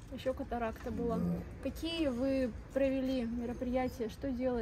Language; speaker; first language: Russian; native; Russian